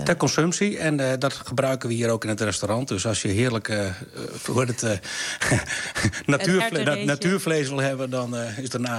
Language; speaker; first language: Dutch; native; Dutch